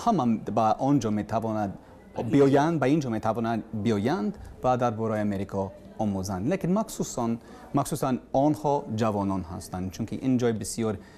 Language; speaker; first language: Persian; non-native, learner; English